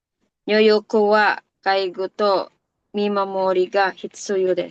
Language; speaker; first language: Japanese; non-native, learner; Filipino